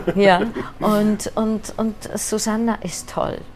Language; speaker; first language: German; non-native, fluent; Hungarian